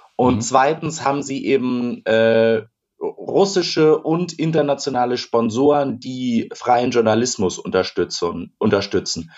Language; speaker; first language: German; native; German